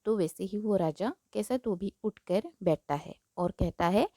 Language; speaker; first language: Hindi; non-native, local second language; Marathi